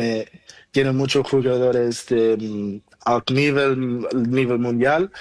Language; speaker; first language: Spanish; non-native, learner; Portuguese